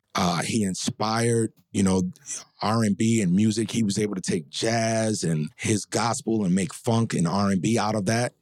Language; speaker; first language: English; native; English